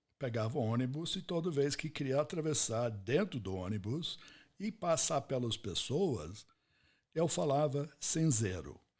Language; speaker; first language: Portuguese; non-native, fluent; English